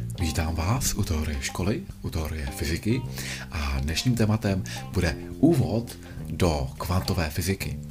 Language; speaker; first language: Czech; native; Czech